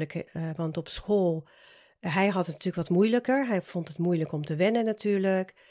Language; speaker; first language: Dutch; non-native, fluent; Swedish